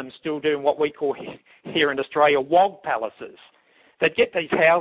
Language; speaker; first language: English; native; English